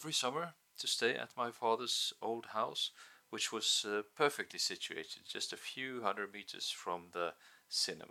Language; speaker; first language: English; non-native, fluent; Norwegian